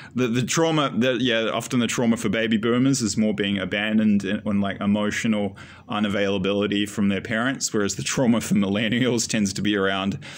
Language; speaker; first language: English; native; English